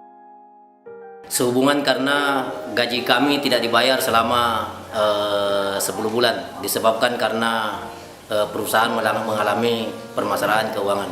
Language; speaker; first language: Indonesian; non-native, local second language; Buginese